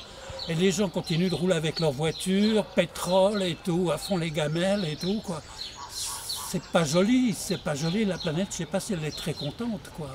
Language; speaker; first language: French; native; French